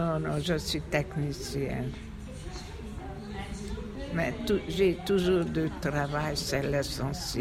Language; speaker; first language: French; non-native, fluent; Hungarian